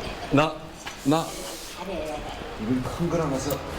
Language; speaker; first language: Korean; native; Korean